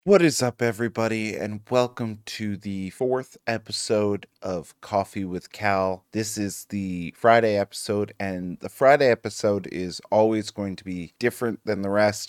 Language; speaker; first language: English; native; English